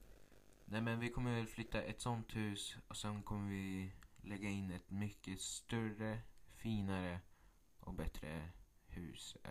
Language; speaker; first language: Swedish; early bilingual, other home language; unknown